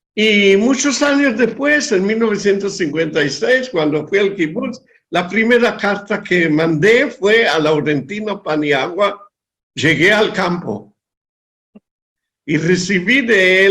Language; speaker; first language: Spanish; non-native, fluent; Hebrew